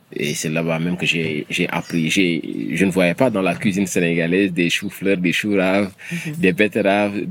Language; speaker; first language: French; non-native, local second language; Wolof